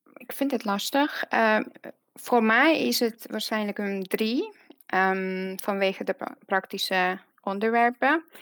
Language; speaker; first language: Dutch; non-native, fluent; Hungarian